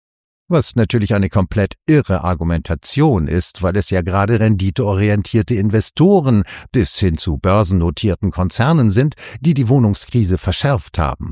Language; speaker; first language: German; native; German